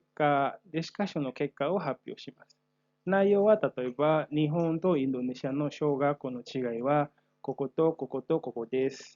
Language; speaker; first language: Japanese; non-native, fluent; Indonesian